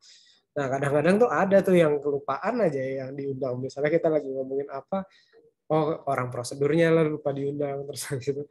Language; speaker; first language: Indonesian; native; Indonesian